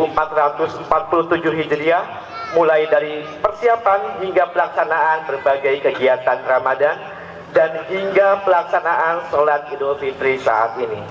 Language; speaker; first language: Indonesian; native; Indonesian